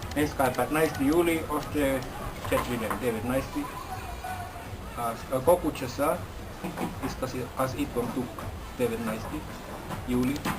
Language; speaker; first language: Bulgarian; non-native, learner; Finnish